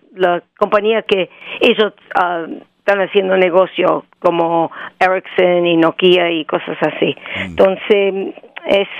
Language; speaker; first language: Spanish; native; Spanish